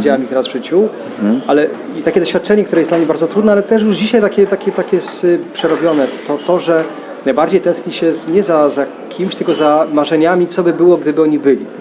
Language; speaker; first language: Polish; native; Polish